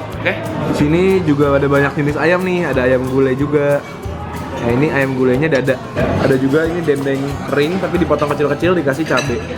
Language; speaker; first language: Indonesian; native; Indonesian